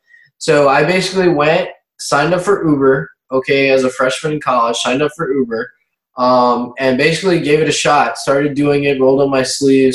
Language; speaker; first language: English; native; English